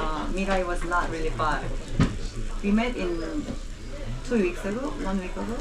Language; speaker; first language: English; non-native, learner; Korean